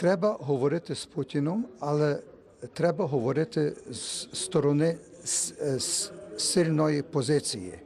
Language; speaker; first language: Ukrainian; early bilingual, heritage; Ukrainian